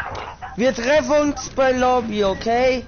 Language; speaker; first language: German; non-native, learner; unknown